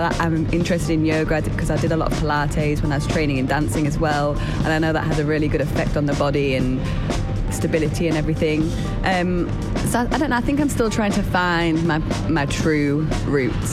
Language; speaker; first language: English; native; English